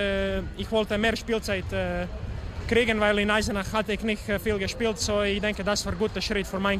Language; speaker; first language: German; non-native, learner; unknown